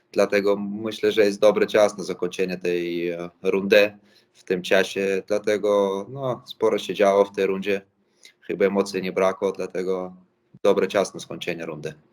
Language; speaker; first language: Polish; non-native, fluent; Latvian